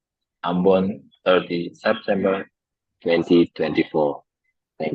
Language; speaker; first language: English; non-native, learner; Indonesian